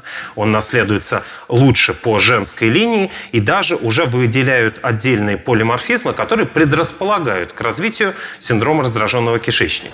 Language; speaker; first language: Russian; native; Russian